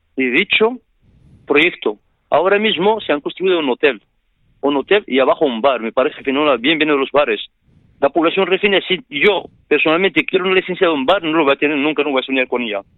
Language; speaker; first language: Spanish; non-native, fluent; Riffian